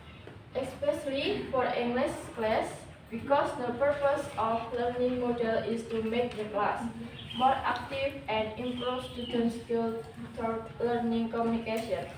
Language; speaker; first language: English; non-native, learner; Indonesian